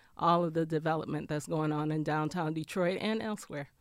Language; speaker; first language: English; native; English